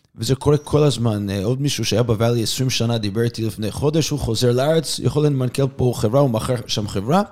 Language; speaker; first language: Hebrew; non-native, fluent; English